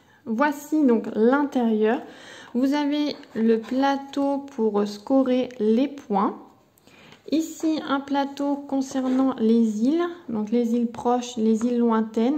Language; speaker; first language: French; native; French